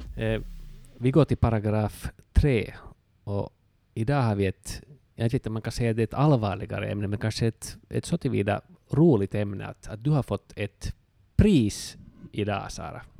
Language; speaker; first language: Swedish; native; Swedish